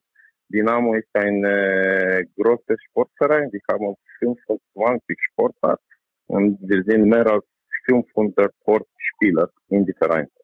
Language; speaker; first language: German; non-native, learner; Romanian